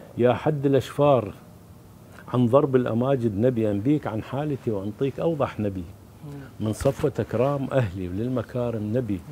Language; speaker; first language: Arabic; native; Arabic